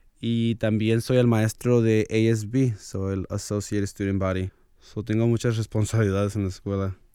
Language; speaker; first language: Spanish; early bilingual, heritage; Spanish